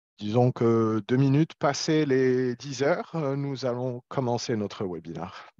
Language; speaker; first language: French; non-native, local second language; Arabic